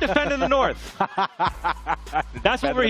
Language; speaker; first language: English; native; English